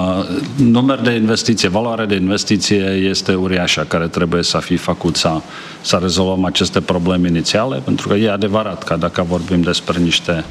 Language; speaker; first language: Romanian; non-native, fluent; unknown